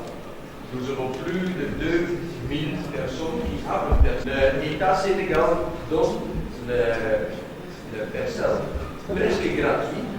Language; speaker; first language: French; non-native, learner; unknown